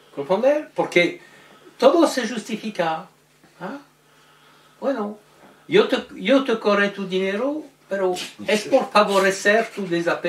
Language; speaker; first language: Spanish; non-native, learner; French